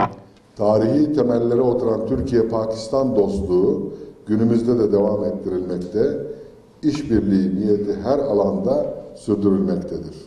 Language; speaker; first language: Turkish; native; Turkish